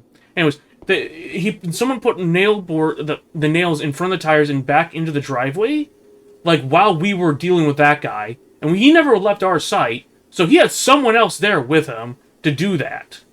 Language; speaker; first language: English; native; English